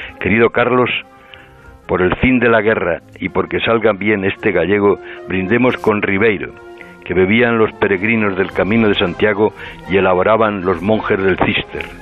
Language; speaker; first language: Spanish; native; Spanish